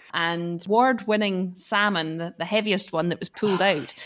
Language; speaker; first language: English; native; English